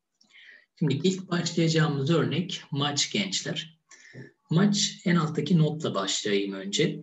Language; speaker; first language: Turkish; native; Turkish